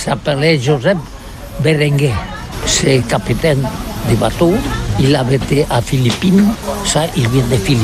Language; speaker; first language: French; non-native, learner; Catalan